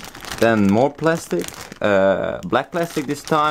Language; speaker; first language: English; non-native, fluent; Dutch